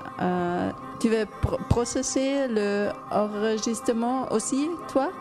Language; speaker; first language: French; non-native, learner; German